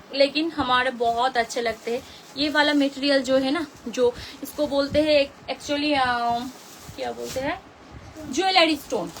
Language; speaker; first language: Hindi; non-native, local second language; Bangla